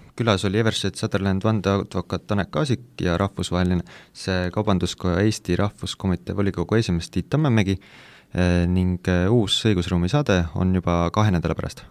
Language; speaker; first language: Estonian; native; Estonian